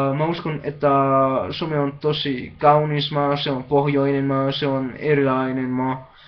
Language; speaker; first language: Finnish; non-native, learner; Spanish